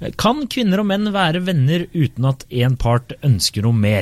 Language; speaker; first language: Norwegian; native; Norwegian